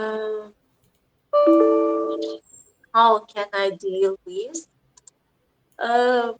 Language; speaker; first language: English; non-native, learner; Azerbaijani